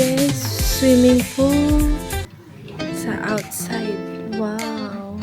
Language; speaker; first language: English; non-native, local second language; Filipino